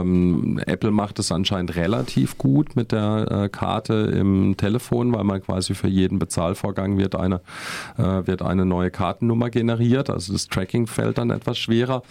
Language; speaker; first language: German; native; German